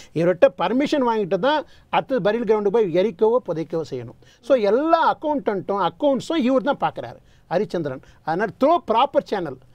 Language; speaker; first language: Tamil; native; Tamil